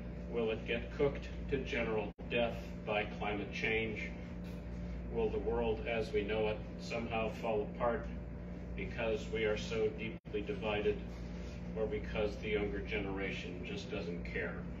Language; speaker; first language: English; native; English